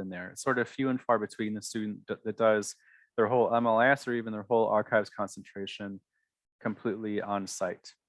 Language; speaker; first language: English; native; English